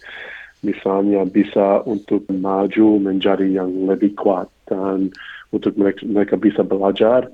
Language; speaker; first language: Indonesian; non-native, fluent; English